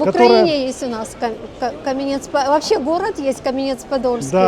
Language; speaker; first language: Russian; native; Russian